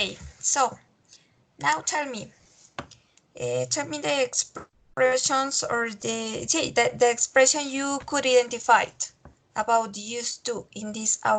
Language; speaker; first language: English; non-native, fluent; Spanish